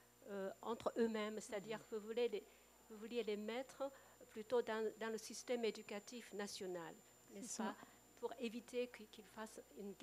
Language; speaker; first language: French; non-native, fluent; Japanese